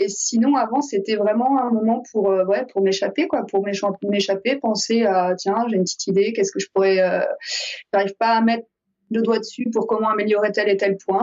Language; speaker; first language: French; native; French